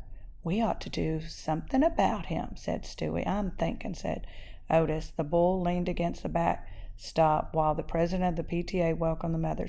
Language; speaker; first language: English; native; English